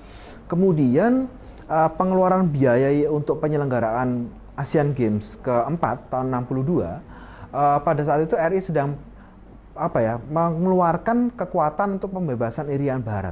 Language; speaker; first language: Indonesian; native; Indonesian